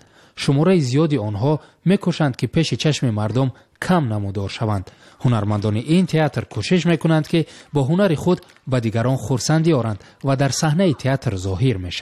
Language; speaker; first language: Tajik; native; Tajik